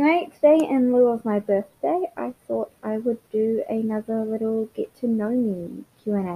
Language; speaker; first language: English; native; English